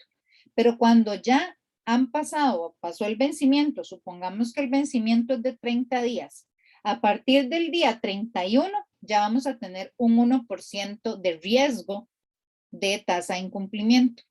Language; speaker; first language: Spanish; native; Spanish